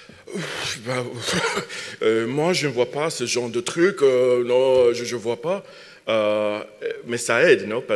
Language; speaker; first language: French; non-native, fluent; English